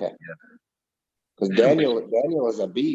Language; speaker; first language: English; native; English